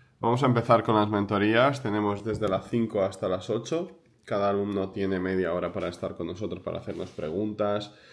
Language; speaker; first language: Spanish; early bilingual, other home language; Ukrainian